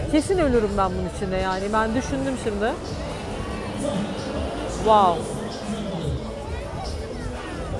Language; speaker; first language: Turkish; native; Turkish